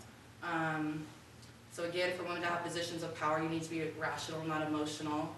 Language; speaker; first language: English; native; English